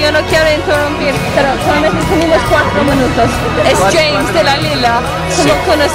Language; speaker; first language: Spanish; non-native, learner; English